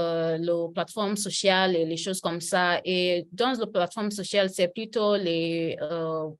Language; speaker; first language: French; non-native, learner; Yoruba